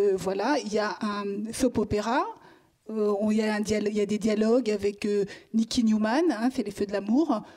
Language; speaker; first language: French; native; French